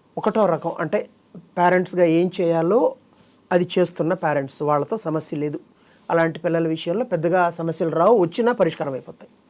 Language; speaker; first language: Telugu; native; Telugu